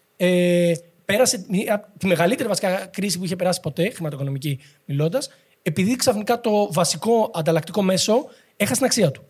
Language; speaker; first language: Greek; native; Greek